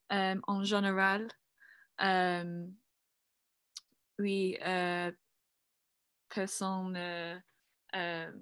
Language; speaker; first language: French; non-native, learner; English